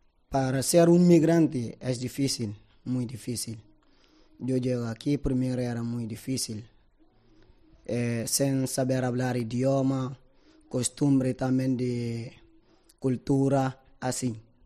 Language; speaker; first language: Spanish; non-native, learner; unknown